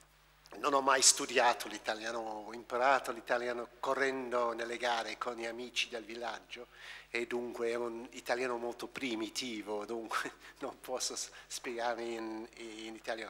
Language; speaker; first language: Italian; non-native, fluent; English